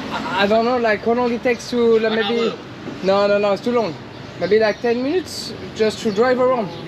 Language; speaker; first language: English; non-native, learner; French